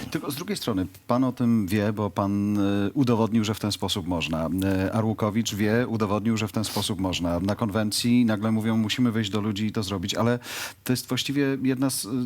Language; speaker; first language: Polish; native; Polish